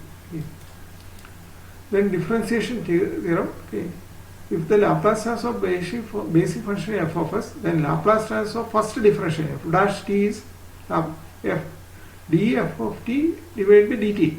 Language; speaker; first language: English; non-native, local second language; Malayalam